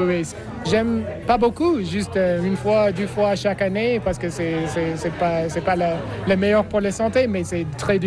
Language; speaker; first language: French; non-native, learner; English